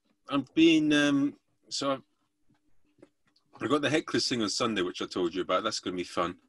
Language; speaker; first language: English; native; English